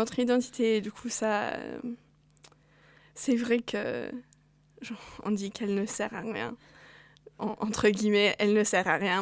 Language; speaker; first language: French; non-native, fluent; English